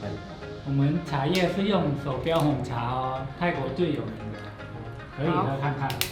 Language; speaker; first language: Chinese; non-native, fluent; Thai